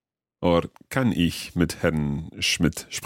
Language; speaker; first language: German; non-native, learner; English